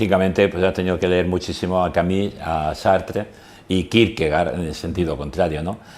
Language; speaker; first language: Spanish; native; Spanish